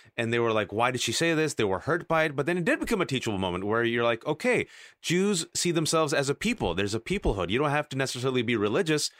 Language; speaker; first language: English; native; English